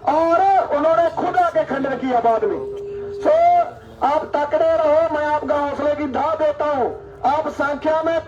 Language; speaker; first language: Hindi; native; Hindi